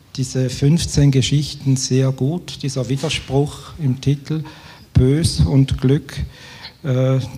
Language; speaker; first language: German; native; German